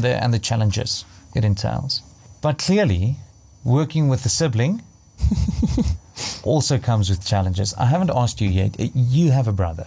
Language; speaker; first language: English; non-native, local second language; Afrikaans